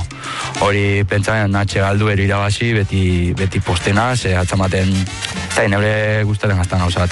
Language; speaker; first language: Basque; native; Basque